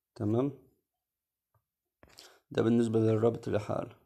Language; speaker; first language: Arabic; native; Arabic